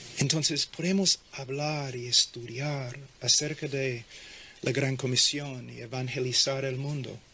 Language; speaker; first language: Spanish; non-native, fluent; English